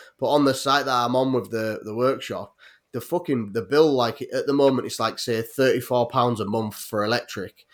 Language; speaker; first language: English; native; English